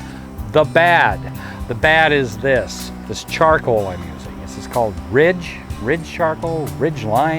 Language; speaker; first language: English; native; English